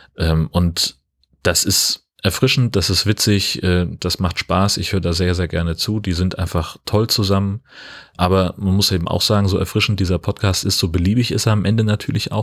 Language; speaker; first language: German; native; German